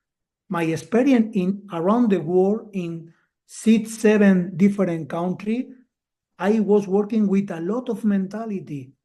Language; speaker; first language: English; non-native, learner; Spanish